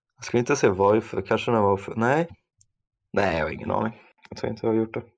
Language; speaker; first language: Swedish; non-native, fluent; German